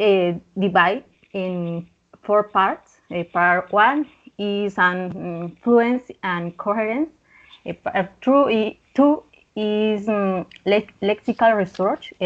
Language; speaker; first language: English; non-native, learner; Spanish